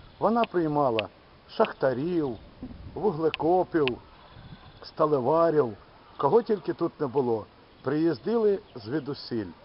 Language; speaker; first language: Ukrainian; native; Ukrainian